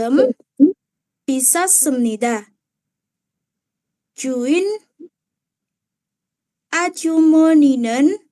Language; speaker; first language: Korean; non-native, learner; Indonesian